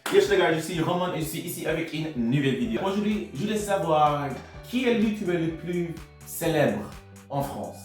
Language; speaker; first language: French; non-native, fluent; English